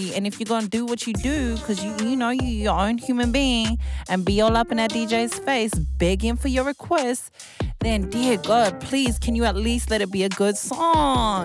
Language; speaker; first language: English; native; English